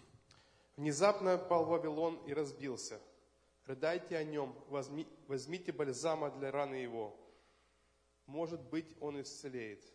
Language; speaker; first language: Russian; native; Russian